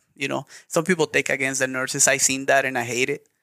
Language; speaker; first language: English; non-native, learner; Spanish